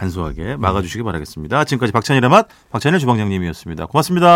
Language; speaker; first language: Korean; native; Korean